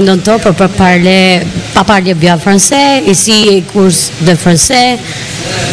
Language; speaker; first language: French; non-native, learner; Albanian